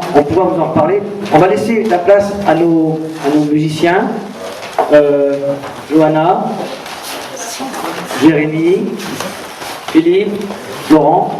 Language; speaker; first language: French; native; French